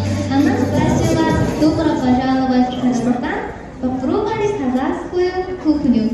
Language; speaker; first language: Russian; non-native, fluent; Korean